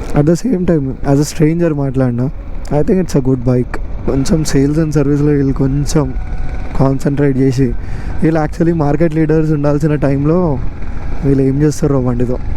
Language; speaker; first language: Telugu; non-native, local second language; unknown